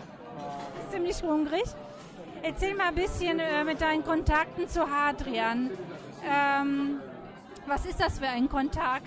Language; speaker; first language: German; non-native, fluent; Polish